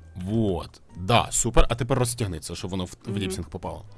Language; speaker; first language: Ukrainian; non-native, local second language; Russian